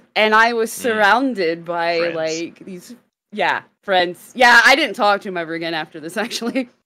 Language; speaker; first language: English; native; English